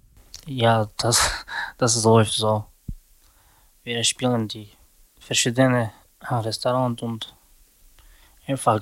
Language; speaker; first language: German; non-native, learner; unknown